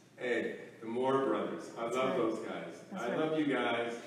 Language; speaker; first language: English; native; English